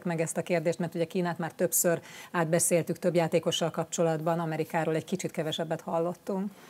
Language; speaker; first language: Hungarian; native; Hungarian